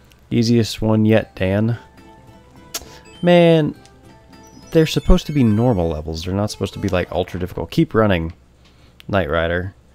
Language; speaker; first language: English; native; English